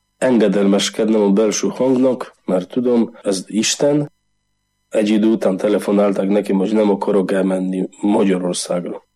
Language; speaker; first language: Hungarian; non-native, learner; Polish